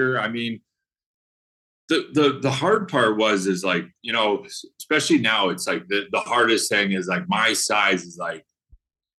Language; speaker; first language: English; native; English